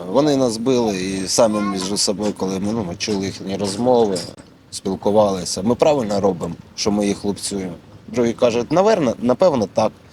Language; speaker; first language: Ukrainian; non-native, local second language; Russian